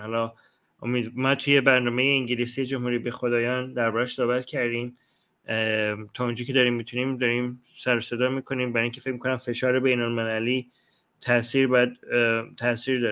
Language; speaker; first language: Persian; native; Persian